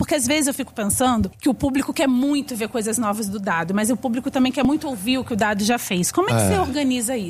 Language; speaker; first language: Portuguese; native; Portuguese